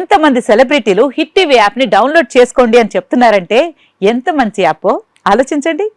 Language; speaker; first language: Telugu; native; Telugu